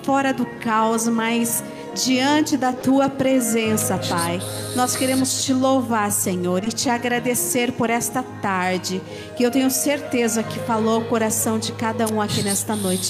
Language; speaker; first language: Portuguese; native; Portuguese